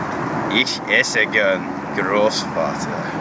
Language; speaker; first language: German; non-native, learner; English